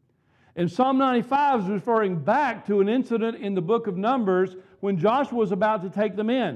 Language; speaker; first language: English; native; English